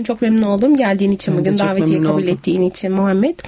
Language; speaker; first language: Turkish; native; Turkish